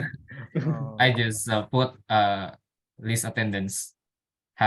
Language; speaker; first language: English; non-native, learner; Indonesian